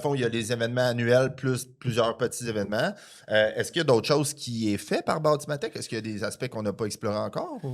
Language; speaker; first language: French; native; French